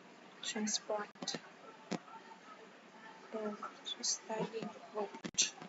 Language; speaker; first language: English; non-native, learner; Vietnamese